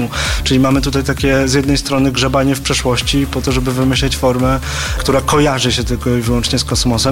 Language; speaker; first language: Polish; native; Polish